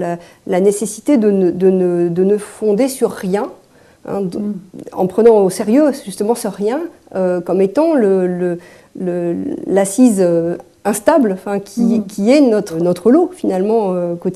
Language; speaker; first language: French; native; French